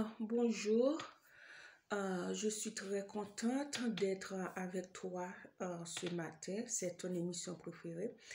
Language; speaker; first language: French; non-native, local second language; Haitian Creole